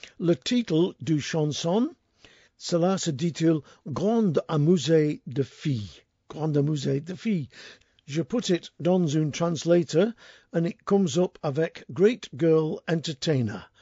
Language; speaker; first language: French; non-native, learner; English